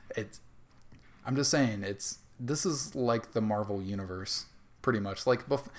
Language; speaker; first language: English; native; English